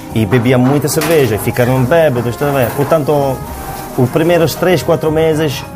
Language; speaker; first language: Portuguese; non-native, fluent; Italian